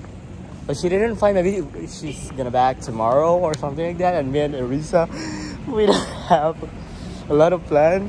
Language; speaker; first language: English; non-native, learner; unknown